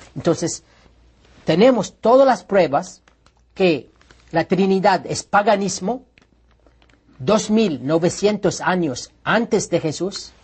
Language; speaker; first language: Spanish; non-native, learner; Arabic